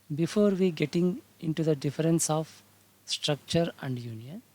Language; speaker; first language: English; non-native, local second language; Kannada